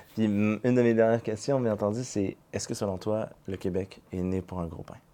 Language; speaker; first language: French; native; French